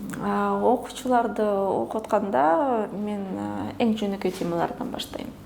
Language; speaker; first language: Kyrgyz; early bilingual, other home language; Russian